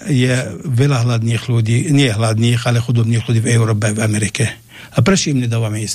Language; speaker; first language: Slovak; non-native, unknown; Arabic